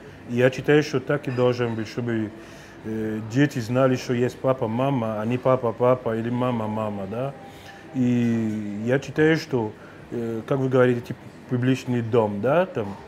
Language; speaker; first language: Russian; non-native, fluent; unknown